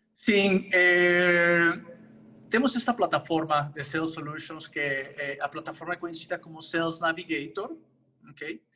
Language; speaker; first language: Portuguese; non-native, fluent; Spanish